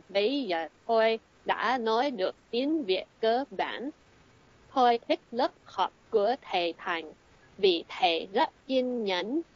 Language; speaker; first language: Vietnamese; non-native, learner; English